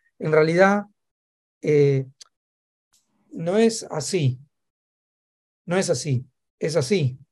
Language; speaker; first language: Spanish; native; Spanish